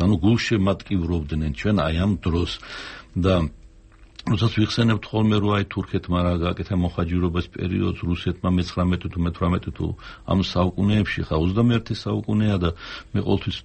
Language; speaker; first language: Georgian; native; Georgian